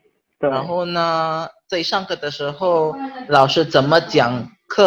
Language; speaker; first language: Chinese; non-native, learner; Filipino